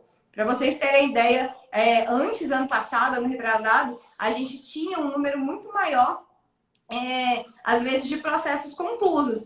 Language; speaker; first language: Portuguese; native; Portuguese